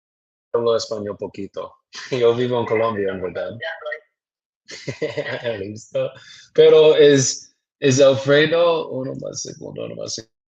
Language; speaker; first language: Spanish; non-native, learner; English